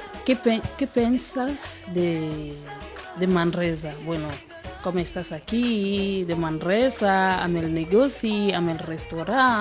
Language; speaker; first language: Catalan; non-native, fluent; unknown